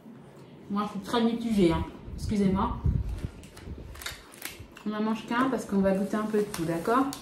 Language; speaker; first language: French; native; French